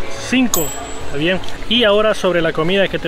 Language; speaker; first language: Spanish; native; Spanish